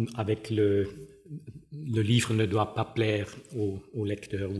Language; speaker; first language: French; non-native, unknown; German